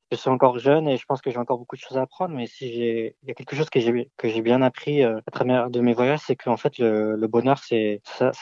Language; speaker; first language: French; native; French